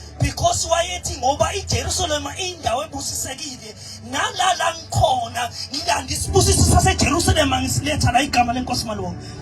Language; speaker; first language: Zulu; native; Zulu